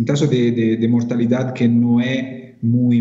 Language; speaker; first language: Spanish; non-native, fluent; Italian